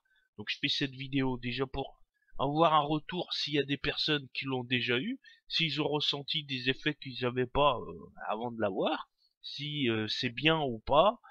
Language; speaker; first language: French; native; French